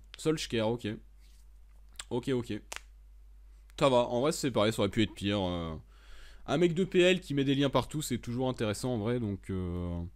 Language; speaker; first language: French; native; French